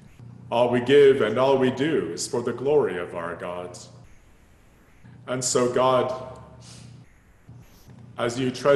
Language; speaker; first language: English; native; English